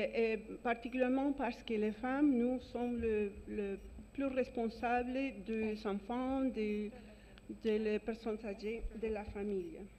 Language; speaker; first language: French; non-native, fluent; Spanish